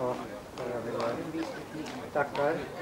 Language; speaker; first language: Swedish; native; Swedish